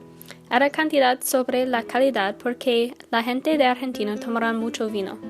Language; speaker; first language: Spanish; non-native, learner; English